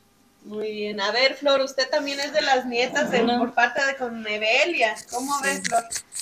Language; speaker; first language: Spanish; native; Spanish